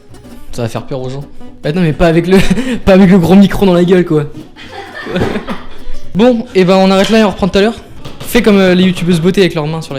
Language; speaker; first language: French; native; French